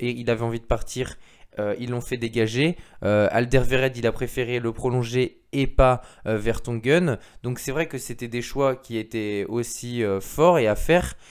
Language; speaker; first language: French; native; French